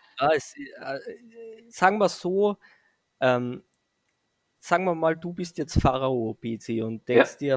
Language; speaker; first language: German; native; German